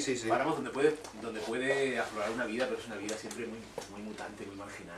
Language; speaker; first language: Spanish; native; Spanish